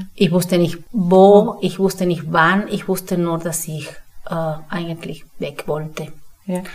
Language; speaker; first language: German; non-native, fluent; Spanish